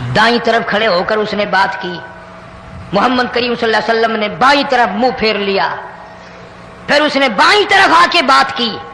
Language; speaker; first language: Urdu; non-native, local second language; Saraiki